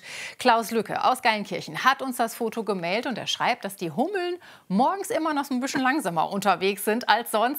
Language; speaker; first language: German; native; German